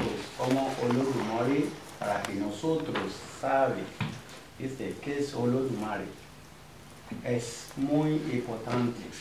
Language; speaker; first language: Spanish; non-native, learner; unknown